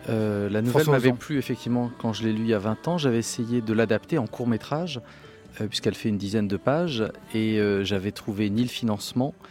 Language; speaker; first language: French; native; French